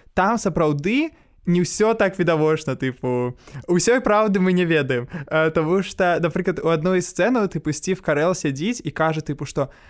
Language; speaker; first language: Belarusian; non-native, local second language; Russian